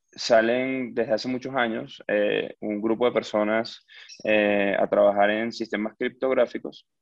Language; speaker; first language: Spanish; native; Spanish